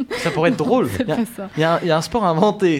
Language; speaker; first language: French; native; French